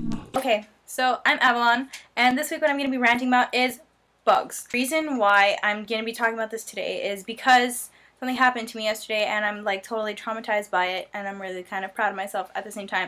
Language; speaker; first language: English; native; English